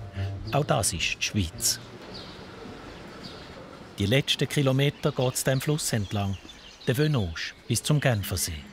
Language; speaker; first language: German; native; German